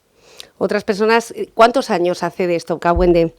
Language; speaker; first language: Spanish; native; Spanish